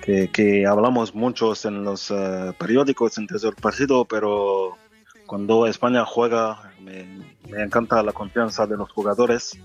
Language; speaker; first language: Spanish; non-native, fluent; French